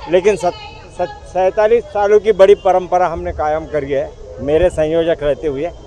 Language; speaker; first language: Hindi; non-native, local second language; Marathi